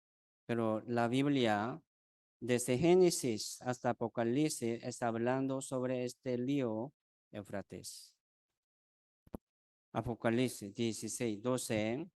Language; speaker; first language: Spanish; non-native, fluent; Korean